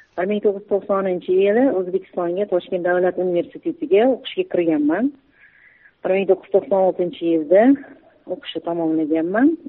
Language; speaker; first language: Uzbek; early bilingual, heritage; Uzbek